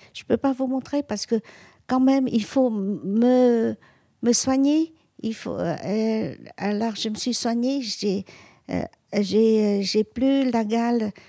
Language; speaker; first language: French; non-native, local second language; Vietnamese